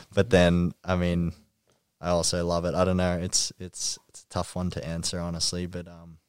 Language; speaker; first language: English; native; English